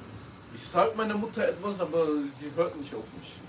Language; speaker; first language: German; early bilingual, other home language; Kurdish